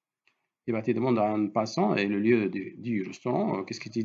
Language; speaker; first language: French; non-native, fluent; Arabic